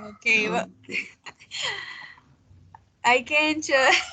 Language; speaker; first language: English; non-native, learner; Spanish